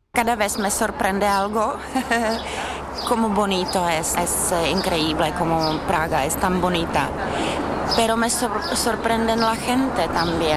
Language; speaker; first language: Spanish; non-native, fluent; Czech